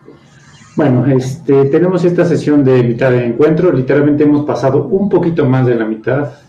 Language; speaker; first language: Spanish; native; Spanish